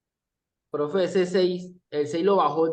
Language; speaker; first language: Spanish; native; Spanish